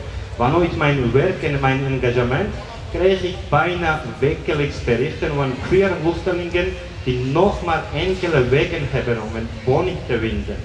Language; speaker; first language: Dutch; non-native, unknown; Georgian